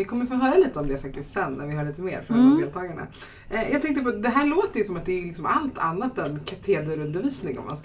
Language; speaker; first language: Swedish; native; Swedish